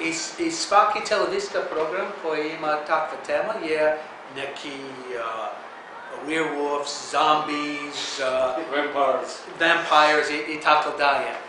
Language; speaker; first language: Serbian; non-native, learner; English